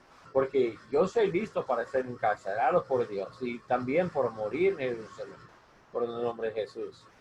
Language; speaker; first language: Spanish; non-native, learner; English